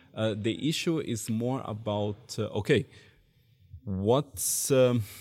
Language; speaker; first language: English; non-native, fluent; Portuguese